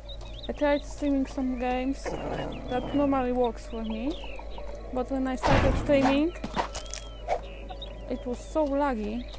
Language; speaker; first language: English; non-native, fluent; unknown